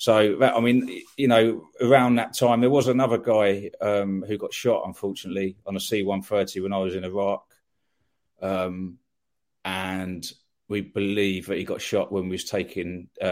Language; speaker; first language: English; native; English